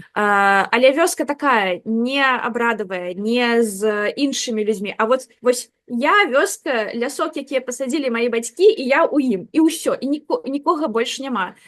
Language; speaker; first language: Belarusian; non-native, local second language; Russian